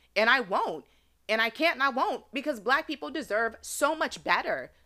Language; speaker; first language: English; native; English